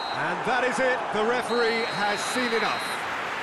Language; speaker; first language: English; native; English